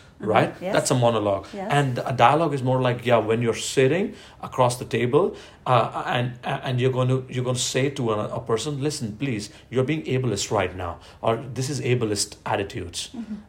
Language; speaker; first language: English; non-native, local second language; Gujarati